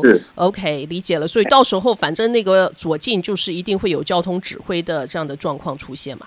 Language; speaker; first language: Chinese; native; Chinese